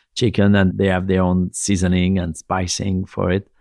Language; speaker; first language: English; non-native, fluent; French